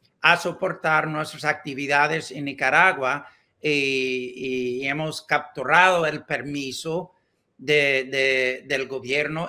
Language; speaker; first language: Spanish; non-native, learner; English